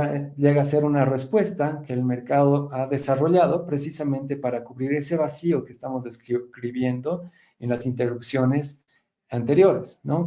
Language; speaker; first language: Spanish; native; Spanish